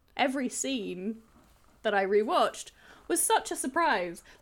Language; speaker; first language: English; native; English